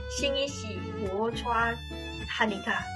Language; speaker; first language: Korean; non-native, learner; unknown